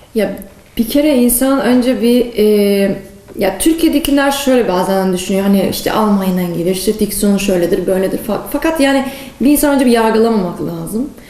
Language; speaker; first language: Turkish; early bilingual, heritage; Turkish